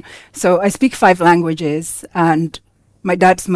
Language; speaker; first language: English; non-native, local second language; Finnish